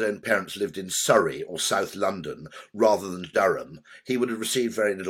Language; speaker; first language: English; native; English